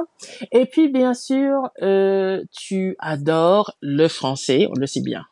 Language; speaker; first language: French; non-native, fluent; English